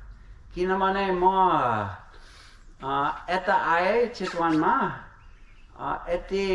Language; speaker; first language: Nepali; non-native, fluent; English